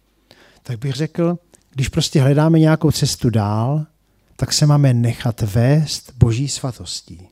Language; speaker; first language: Czech; native; Czech